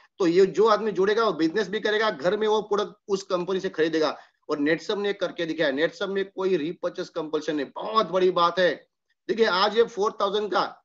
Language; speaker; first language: Hindi; non-native, local second language; Marathi